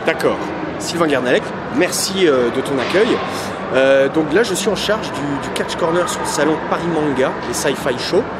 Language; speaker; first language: French; native; French